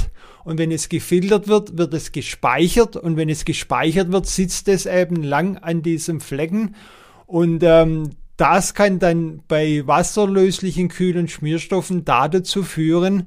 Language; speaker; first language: German; native; German